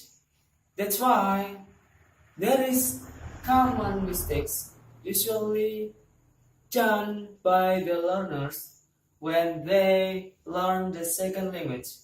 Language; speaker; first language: English; non-native, learner; Indonesian